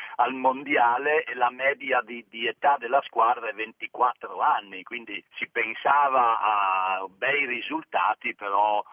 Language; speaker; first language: Italian; native; Italian